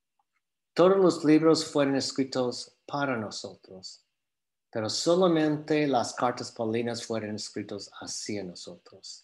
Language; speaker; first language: Spanish; non-native, fluent; English